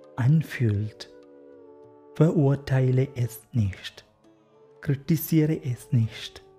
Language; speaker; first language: German; non-native, learner; Malayalam